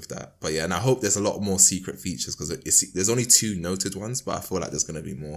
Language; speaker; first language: English; native; English